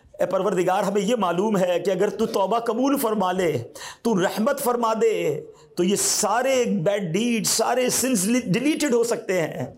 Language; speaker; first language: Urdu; native; Urdu